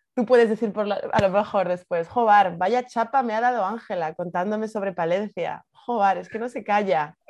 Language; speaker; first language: Spanish; native; Spanish